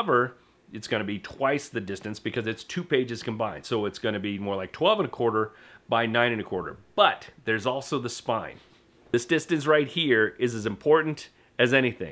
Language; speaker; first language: English; native; English